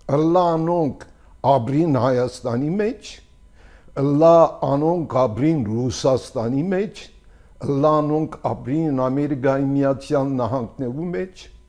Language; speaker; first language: Armenian; early bilingual, heritage; Armenian